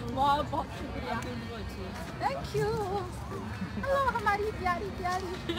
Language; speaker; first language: Hindi; non-native, learner; Chinese